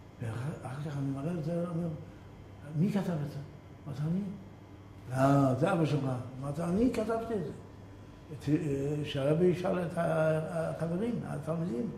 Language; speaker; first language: Hebrew; early bilingual, other home language; Yiddish